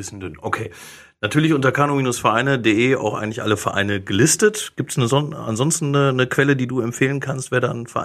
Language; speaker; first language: German; native; German